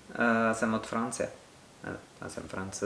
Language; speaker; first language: Bulgarian; non-native, learner; French